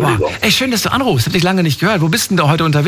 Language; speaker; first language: German; native; German